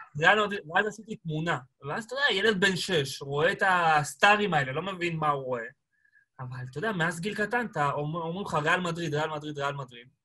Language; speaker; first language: Hebrew; early bilingual, other home language; Spanish